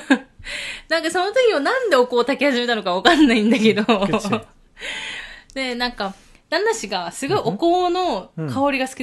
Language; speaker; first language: Japanese; native; Japanese